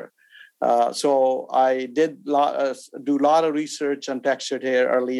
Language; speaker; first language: English; non-native, local second language; Urdu